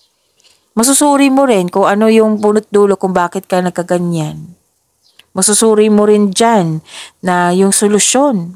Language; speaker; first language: Filipino; native; Filipino